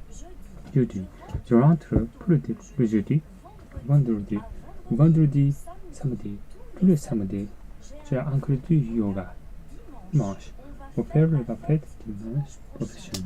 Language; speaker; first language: French; non-native, learner; Japanese